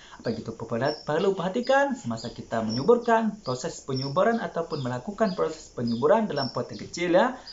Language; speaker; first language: Malay; native; Malay